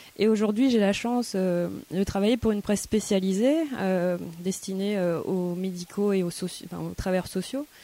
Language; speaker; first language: French; native; French